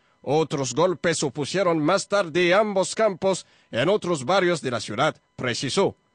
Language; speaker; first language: Spanish; non-native, fluent; French